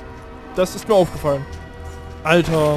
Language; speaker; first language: German; native; German